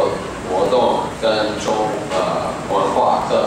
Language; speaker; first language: Chinese; non-native, fluent; English